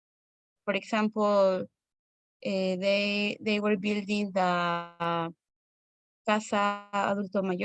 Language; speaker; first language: English; non-native, learner; Spanish